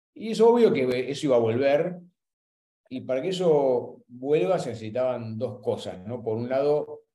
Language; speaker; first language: Spanish; native; Spanish